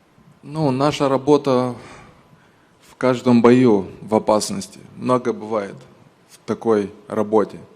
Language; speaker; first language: Russian; non-native, local second language; Romanian